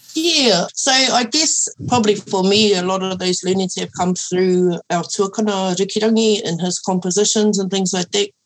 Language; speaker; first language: English; early bilingual, other home language; Māori